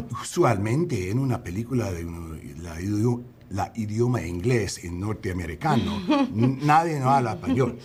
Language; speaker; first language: Spanish; non-native, learner; English